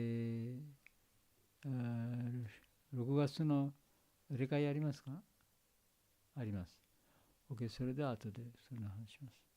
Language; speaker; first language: Japanese; non-native, learner; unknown